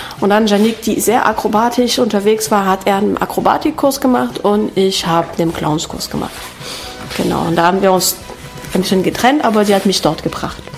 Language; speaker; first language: German; non-native, fluent; French